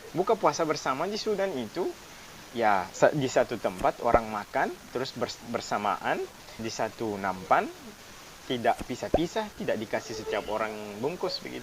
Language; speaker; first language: Indonesian; non-native, fluent; Arabic